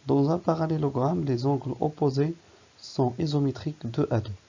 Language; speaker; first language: French; non-native, local second language; Arabic